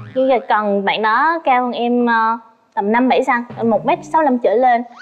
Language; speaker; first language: Vietnamese; native; Vietnamese